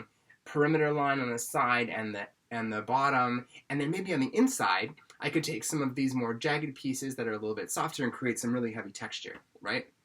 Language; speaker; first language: English; native; English